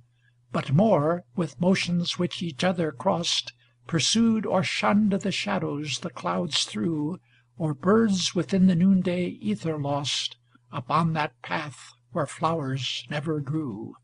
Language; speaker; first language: English; native; English